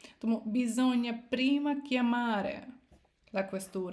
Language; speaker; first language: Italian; non-native, fluent; Ukrainian